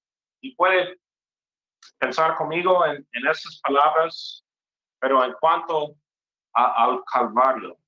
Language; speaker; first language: Spanish; non-native, fluent; English